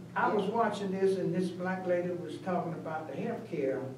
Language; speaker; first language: English; native; English